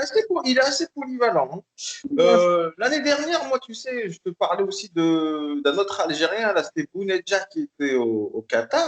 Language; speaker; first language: French; native; French